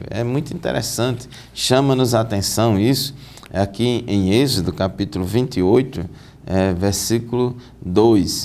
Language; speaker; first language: Portuguese; native; Portuguese